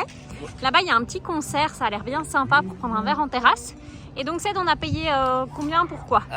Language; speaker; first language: French; native; French